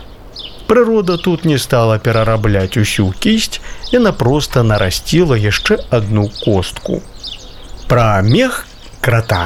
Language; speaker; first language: Belarusian; native; Belarusian